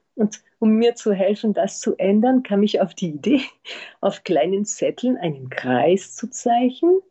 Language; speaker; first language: German; non-native, fluent; French